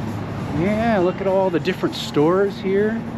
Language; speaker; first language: English; native; English